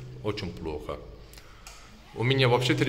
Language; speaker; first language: Russian; non-native, learner; Turkish